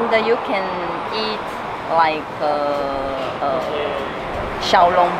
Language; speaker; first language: English; non-native, learner; Chinese